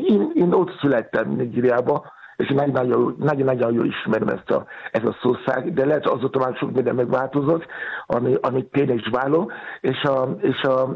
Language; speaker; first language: Hungarian; non-native, learner; Yoruba